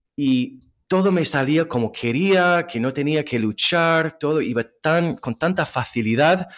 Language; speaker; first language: Spanish; non-native, fluent; English